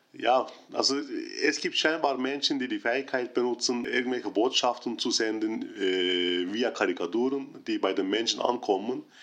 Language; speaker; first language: German; non-native, fluent; Turkish